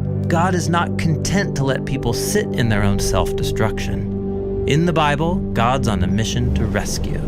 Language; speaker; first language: English; native; English